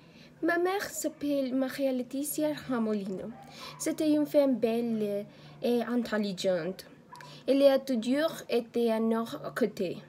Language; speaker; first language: French; non-native, learner; Spanish